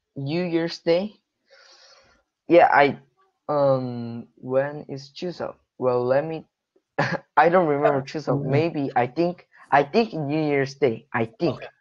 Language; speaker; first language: English; non-native, learner; Korean